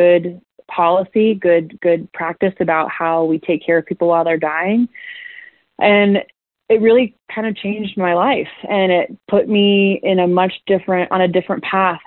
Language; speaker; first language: English; native; English